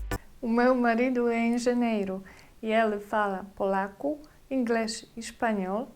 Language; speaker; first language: Portuguese; non-native, fluent; Polish